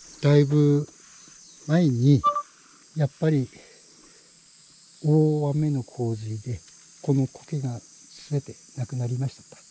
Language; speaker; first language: Japanese; native; Japanese